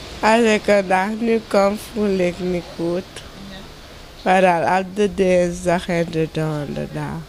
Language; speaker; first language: Dutch; non-native, local second language; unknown